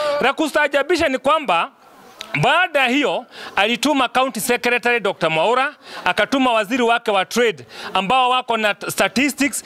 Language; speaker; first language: Swahili; non-native, local second language; Kikuyu